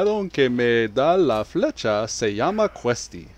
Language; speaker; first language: Spanish; non-native, learner; English